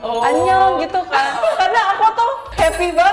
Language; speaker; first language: Indonesian; early bilingual, other home language; Korean